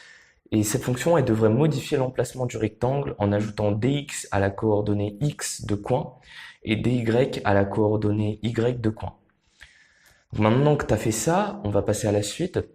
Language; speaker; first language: French; native; French